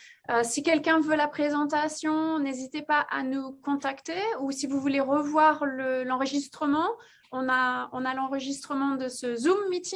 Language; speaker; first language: French; native; French